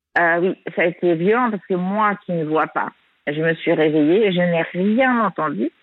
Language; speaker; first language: French; native; French